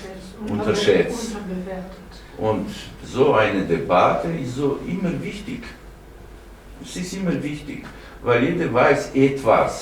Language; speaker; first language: German; non-native, learner; Slovenian